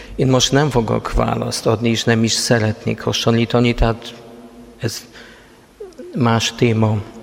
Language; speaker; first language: Hungarian; non-native, fluent; Polish